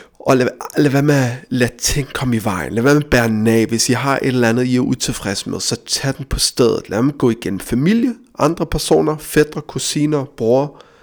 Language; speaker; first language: Danish; early bilingual, other home language; Riffian